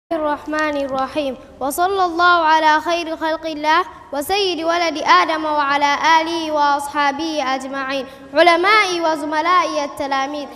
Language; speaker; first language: Arabic; non-native, learner; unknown